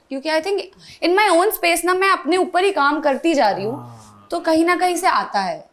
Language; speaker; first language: Hindi; non-native, local second language; English